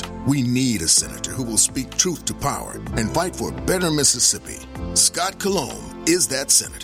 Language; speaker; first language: English; native; English